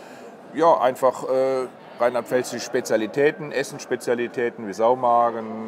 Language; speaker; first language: German; native; German